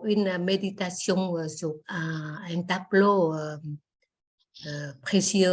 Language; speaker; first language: French; non-native, learner; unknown